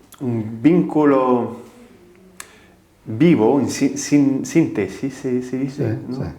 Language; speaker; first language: Spanish; non-native, fluent; English